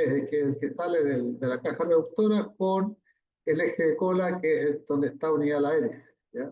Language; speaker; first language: Spanish; native; Spanish